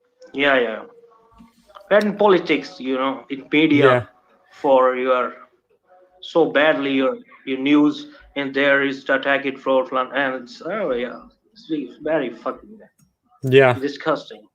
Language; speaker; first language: English; non-native, learner; Punjabi